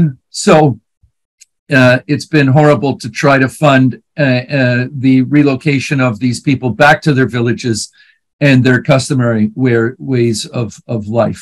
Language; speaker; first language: English; native; English